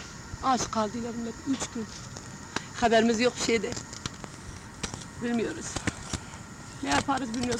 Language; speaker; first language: Turkish; non-native, local second language; Kurdish